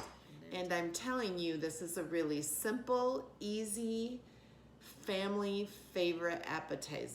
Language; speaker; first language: English; native; English